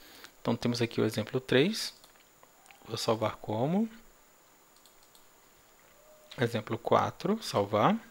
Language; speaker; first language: Portuguese; native; Portuguese